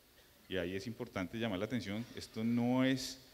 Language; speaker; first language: Spanish; native; Spanish